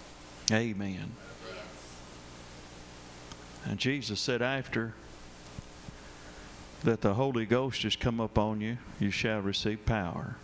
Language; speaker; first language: English; native; English